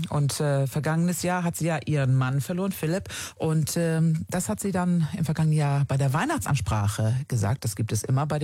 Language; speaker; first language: German; native; German